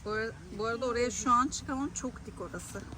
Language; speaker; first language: Turkish; native; Turkish